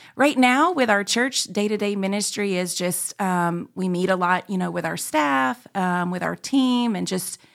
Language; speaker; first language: English; native; English